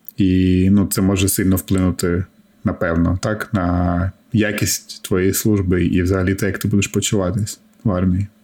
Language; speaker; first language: Ukrainian; native; Ukrainian